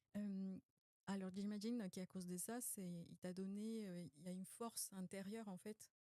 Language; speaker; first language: French; non-native, fluent; Spanish